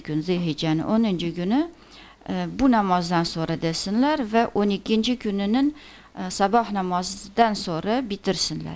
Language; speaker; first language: Turkish; non-native, fluent; Persian